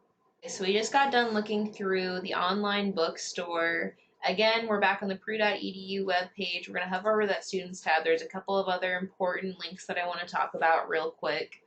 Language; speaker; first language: English; native; English